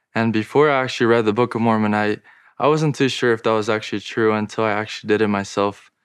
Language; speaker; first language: English; non-native, fluent; Portuguese